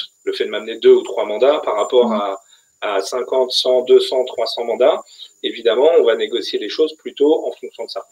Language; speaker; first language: French; native; French